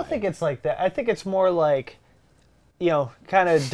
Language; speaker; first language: English; native; English